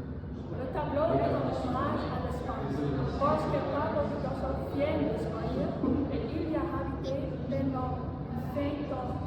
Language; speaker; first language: French; non-native, learner; Dutch